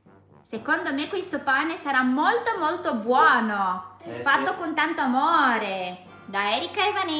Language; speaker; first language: Italian; native; Italian